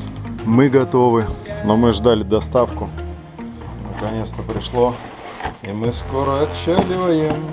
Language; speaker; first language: Russian; native; Russian